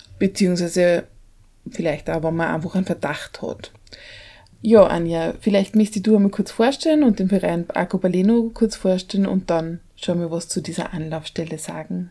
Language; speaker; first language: German; native; German